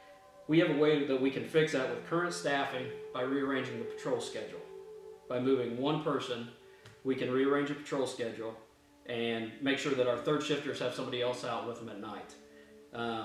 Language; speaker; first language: English; native; English